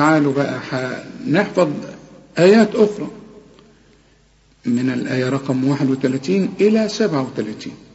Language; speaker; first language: Arabic; native; Arabic